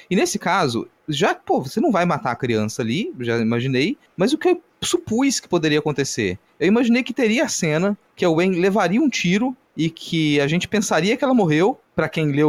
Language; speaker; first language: Portuguese; native; Portuguese